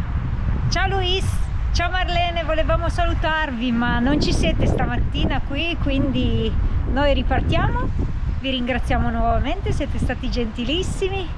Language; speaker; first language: Italian; native; Italian